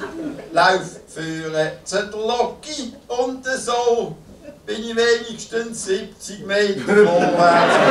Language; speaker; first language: German; native; German